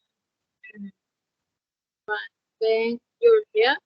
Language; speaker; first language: English; non-native, learner; Spanish